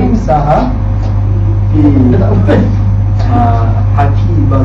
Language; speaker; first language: Arabic; non-native, learner; Malay